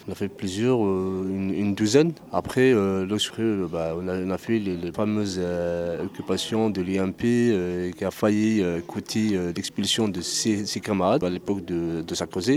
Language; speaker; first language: French; non-native, fluent; Arabic